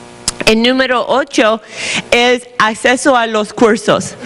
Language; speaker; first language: Spanish; non-native, fluent; English